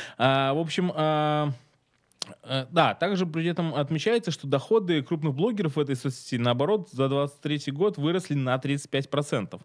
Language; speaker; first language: Russian; native; Russian